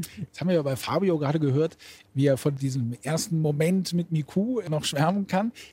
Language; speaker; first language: German; native; German